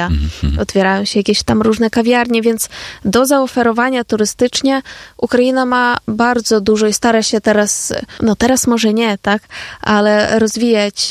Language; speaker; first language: Polish; non-native, fluent; Ukrainian